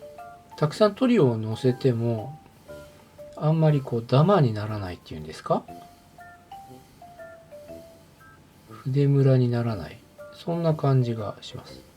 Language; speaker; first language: Japanese; native; Japanese